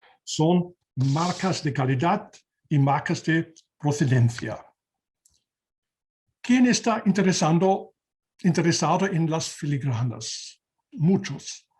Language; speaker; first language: Spanish; non-native, learner; German